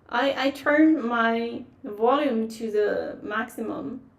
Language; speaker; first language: English; non-native, fluent; Chinese